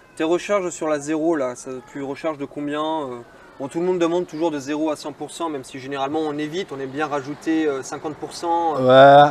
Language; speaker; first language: French; native; French